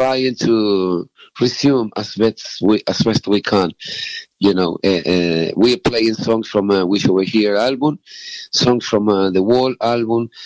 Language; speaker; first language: English; non-native, fluent; Spanish